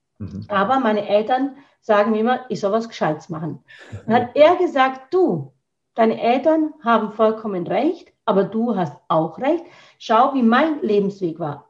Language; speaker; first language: German; native; German